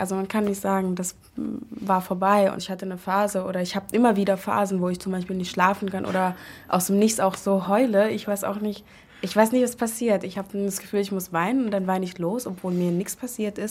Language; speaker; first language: German; non-native, fluent; Arabic